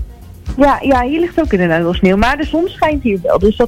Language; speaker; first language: Dutch; native; Dutch